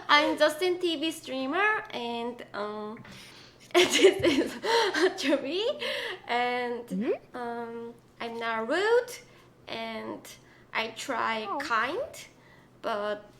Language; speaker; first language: English; non-native, learner; Korean